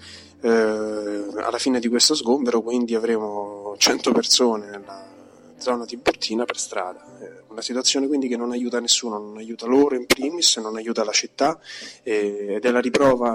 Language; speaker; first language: Italian; native; Italian